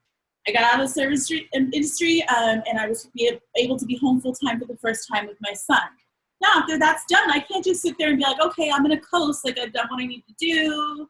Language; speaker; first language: English; native; English